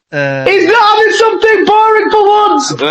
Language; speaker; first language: English; native; English